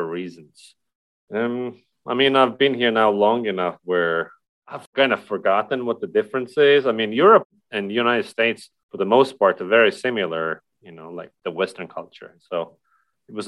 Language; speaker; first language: English; non-native, fluent; Estonian